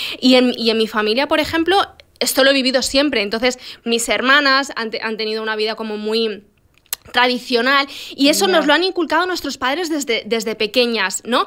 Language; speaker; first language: Spanish; early bilingual, other home language; Arabic